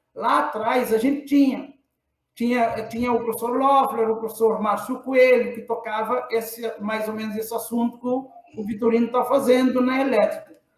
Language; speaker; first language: Portuguese; non-native, local second language; Kabuverdianu